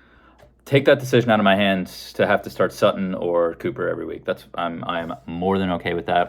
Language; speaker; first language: English; native; English